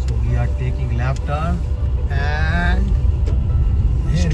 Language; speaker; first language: English; non-native, local second language; Hindi